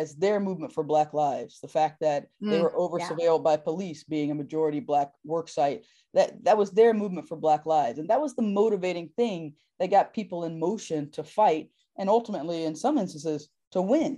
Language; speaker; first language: English; native; English